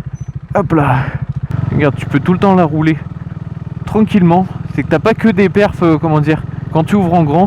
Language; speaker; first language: French; native; French